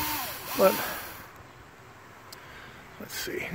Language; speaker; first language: English; native; English